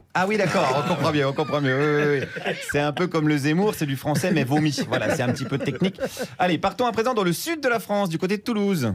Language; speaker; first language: French; native; French